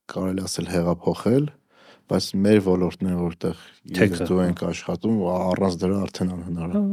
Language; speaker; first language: Armenian; native; Armenian